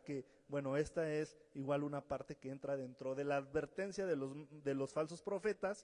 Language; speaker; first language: Spanish; native; Spanish